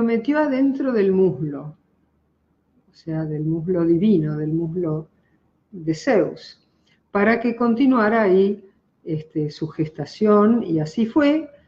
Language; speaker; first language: Spanish; native; Spanish